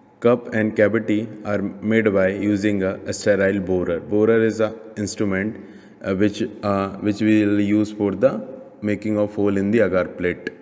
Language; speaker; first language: English; non-native, local second language; Hindi